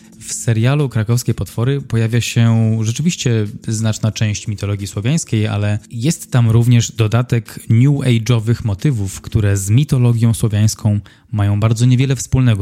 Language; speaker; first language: Polish; native; Polish